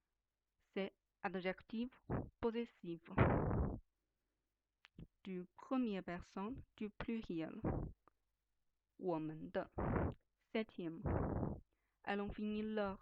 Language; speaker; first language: French; non-native, fluent; Chinese